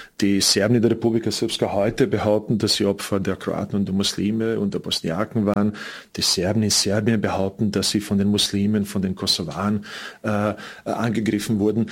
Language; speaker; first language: German; non-native, fluent; Bosnian